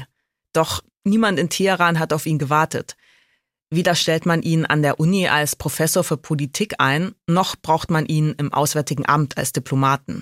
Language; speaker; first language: German; native; German